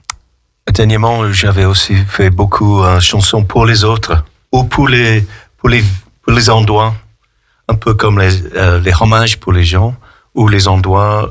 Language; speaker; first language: French; non-native, fluent; English